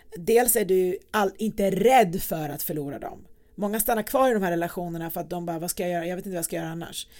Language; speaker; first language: Swedish; early bilingual, other home language; Persian